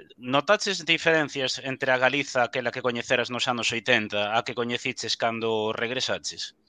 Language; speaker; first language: Galician; native; Galician